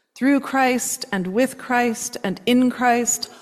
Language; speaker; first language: English; native; English